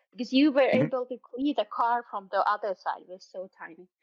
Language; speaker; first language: English; non-native, fluent; Finnish